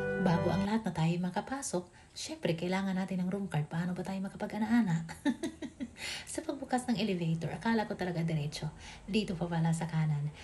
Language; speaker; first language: Filipino; native; Filipino